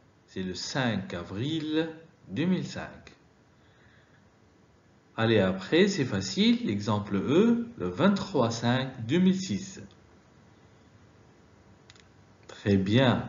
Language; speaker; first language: French; non-native, fluent; Arabic